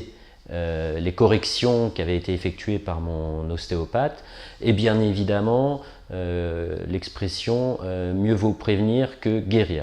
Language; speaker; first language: French; native; French